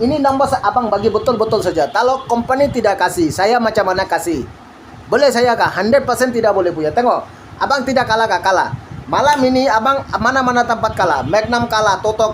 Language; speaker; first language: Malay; non-native, learner; Bangla